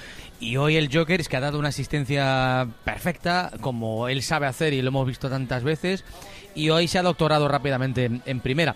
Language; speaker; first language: Spanish; native; Spanish